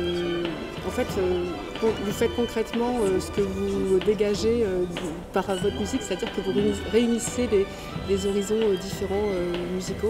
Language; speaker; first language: French; native; French